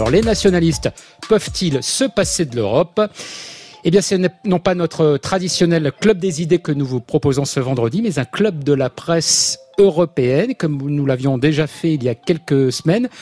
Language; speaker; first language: French; native; French